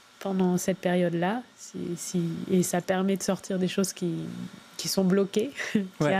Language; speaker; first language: French; native; French